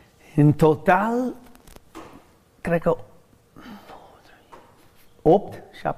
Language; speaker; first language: Romanian; non-native, learner; English